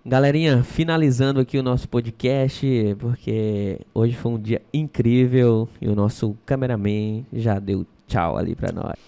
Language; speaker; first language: Portuguese; native; Portuguese